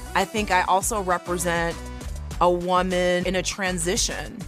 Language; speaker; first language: English; native; English